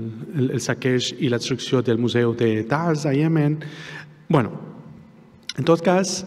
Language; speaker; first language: Catalan; non-native, fluent; Arabic